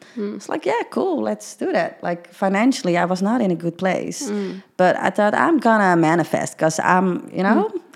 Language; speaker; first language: English; early bilingual, heritage; Dutch